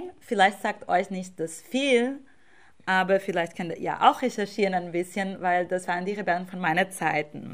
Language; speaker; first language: German; non-native, fluent; Portuguese